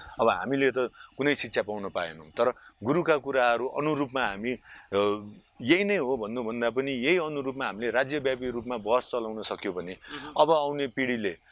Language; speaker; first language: Nepali; native; Nepali